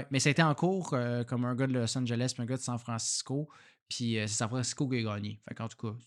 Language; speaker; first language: French; native; French